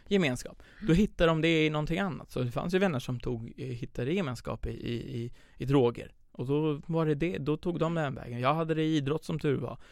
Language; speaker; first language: Swedish; early bilingual, other home language; Persian